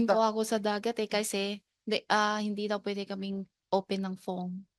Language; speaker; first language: Filipino; non-native, learner; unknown